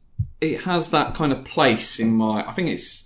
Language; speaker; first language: English; native; English